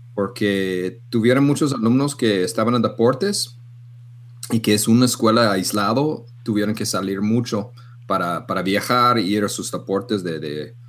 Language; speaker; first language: Spanish; non-native, fluent; English